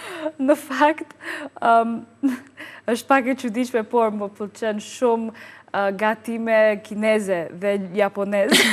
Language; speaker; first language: Albanian; non-native, learner; English